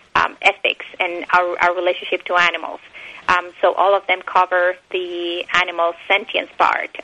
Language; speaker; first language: English; non-native, fluent; Spanish